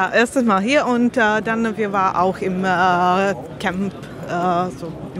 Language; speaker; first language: German; non-native, learner; Slovak